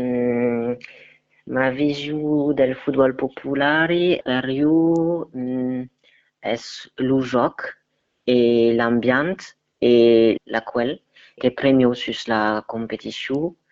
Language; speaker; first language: Catalan; non-native, learner; French